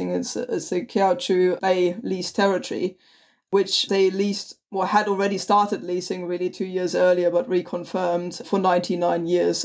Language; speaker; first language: English; non-native, fluent; German